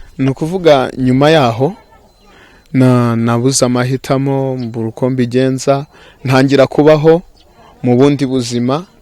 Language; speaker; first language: Kinyarwanda; native; Kinyarwanda